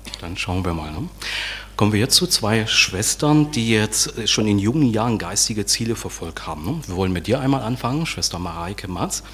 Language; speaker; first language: German; native; German